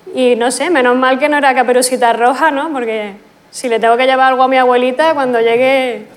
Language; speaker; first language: Spanish; native; Spanish